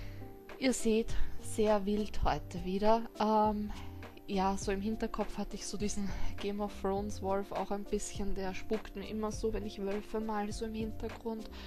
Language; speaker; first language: German; native; German